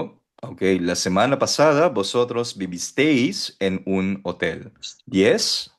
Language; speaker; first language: Spanish; non-native, fluent; Filipino